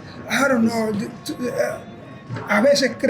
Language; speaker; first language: English; non-native, learner; Spanish